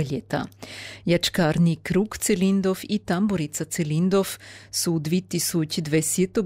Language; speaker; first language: Serbian; native; Serbian